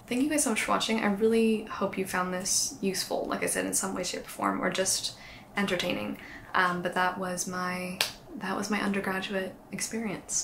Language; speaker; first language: English; native; English